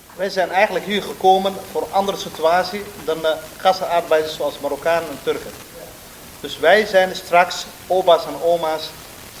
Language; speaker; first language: Dutch; non-native, fluent; Somali